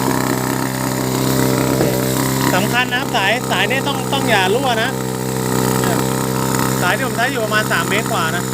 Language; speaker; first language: Thai; native; Thai